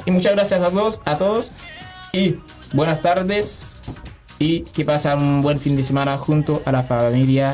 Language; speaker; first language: Spanish; non-native, learner; Haitian Creole